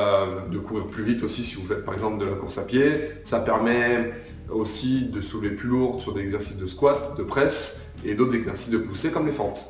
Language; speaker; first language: French; native; French